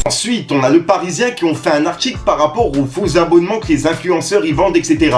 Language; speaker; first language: French; native; French